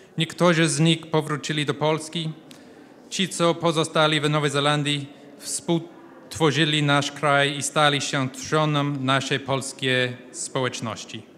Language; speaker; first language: Polish; non-native, fluent; English